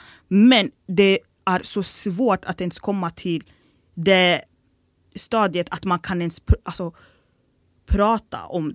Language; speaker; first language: Swedish; early bilingual, other home language; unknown